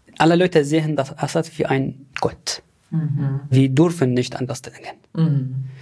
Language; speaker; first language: German; non-native, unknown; Arabic